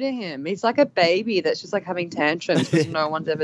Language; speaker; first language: English; native; English